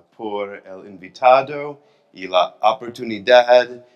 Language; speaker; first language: Spanish; non-native, learner; English